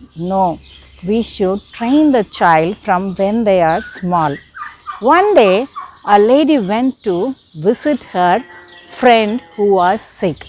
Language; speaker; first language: English; non-native, local second language; Tamil